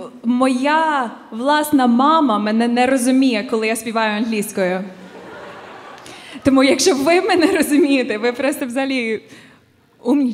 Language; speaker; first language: Ukrainian; non-native, fluent; English